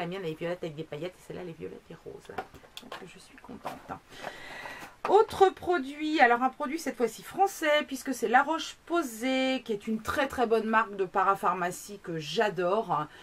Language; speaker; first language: French; native; French